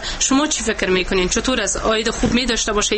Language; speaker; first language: Persian; native; Persian